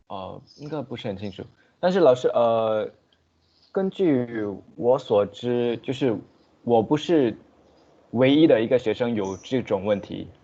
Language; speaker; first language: Chinese; early bilingual, heritage; Chinese